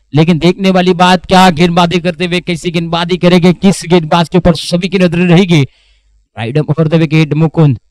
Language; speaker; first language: Hindi; non-native, local second language; Marathi